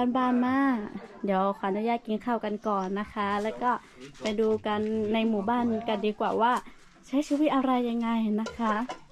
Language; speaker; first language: Thai; non-native, local second language; Lahu